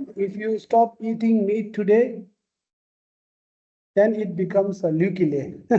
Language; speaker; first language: English; non-native, local second language; Tibetan